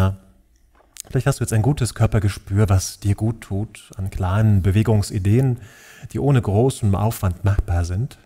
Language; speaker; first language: German; native; German